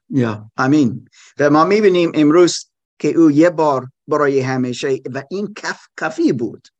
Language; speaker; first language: Persian; non-native, learner; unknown